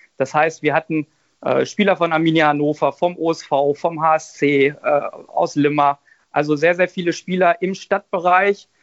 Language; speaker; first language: German; native; German